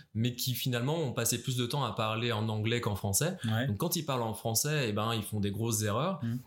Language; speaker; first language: French; native; French